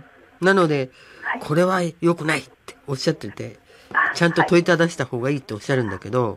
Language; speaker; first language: Japanese; native; Japanese